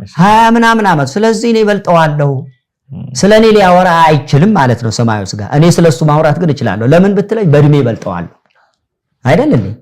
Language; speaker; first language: Amharic; non-native, local second language; Sebat Bet Gurage